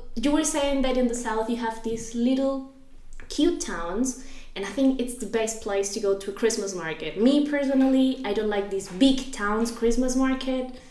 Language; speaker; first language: English; non-native, fluent; Spanish